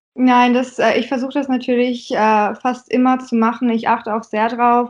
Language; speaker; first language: German; early bilingual, other home language; Russian